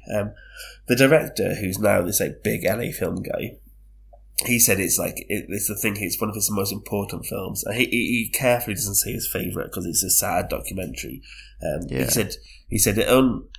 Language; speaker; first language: English; native; English